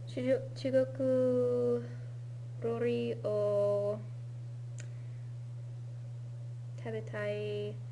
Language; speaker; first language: Japanese; non-native, learner; English